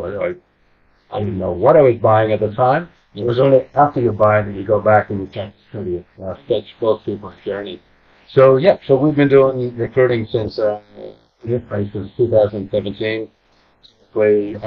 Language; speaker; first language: English; native; English